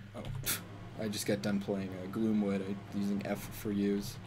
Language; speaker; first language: English; native; English